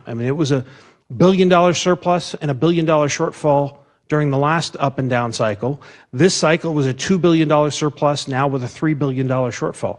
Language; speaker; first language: English; native; English